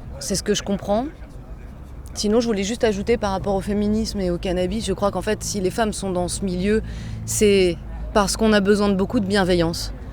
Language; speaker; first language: French; native; French